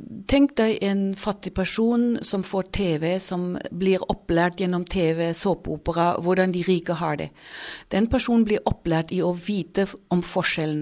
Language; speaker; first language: Norwegian; non-native, fluent; German